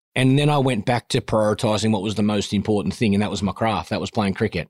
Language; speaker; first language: English; native; English